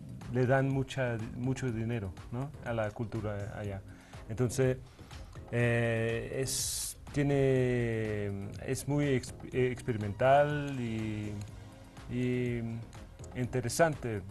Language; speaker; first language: Spanish; early bilingual, heritage; Danish